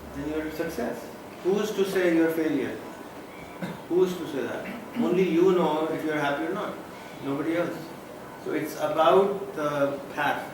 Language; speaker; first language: English; non-native, local second language; Urdu